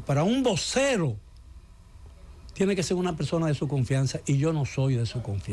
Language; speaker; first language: Spanish; native; Spanish